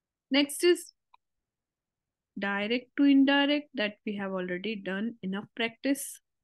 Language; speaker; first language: English; non-native, local second language; Hindi